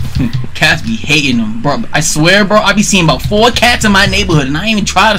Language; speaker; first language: English; native; English